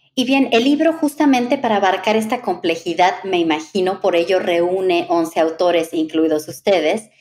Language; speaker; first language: Spanish; native; Spanish